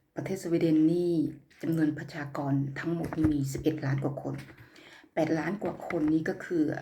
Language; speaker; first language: Thai; native; Thai